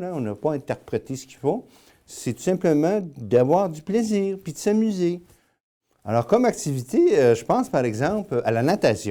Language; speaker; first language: French; native; French